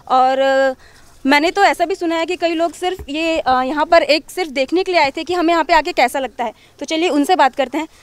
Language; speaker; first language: Hindi; non-native, local second language; Marathi